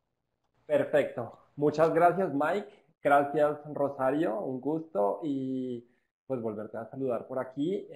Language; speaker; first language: Spanish; native; Spanish